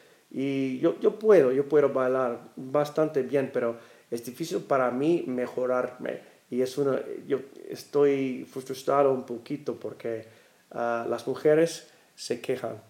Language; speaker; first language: Spanish; non-native, learner; English